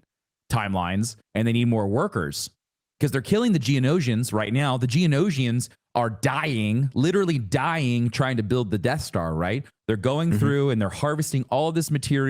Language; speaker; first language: English; native; English